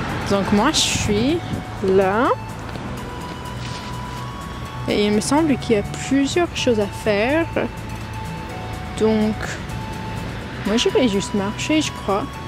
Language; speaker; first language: French; non-native, fluent; English